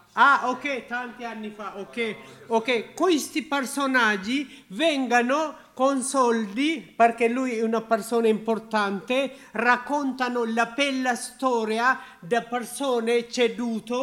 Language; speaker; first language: Italian; non-native, learner; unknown